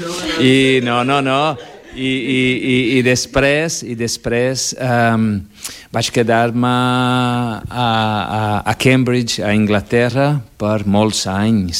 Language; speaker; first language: Catalan; non-native, fluent; Portuguese